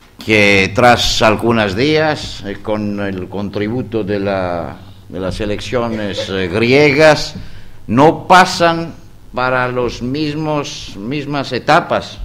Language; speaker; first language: Spanish; non-native, fluent; Greek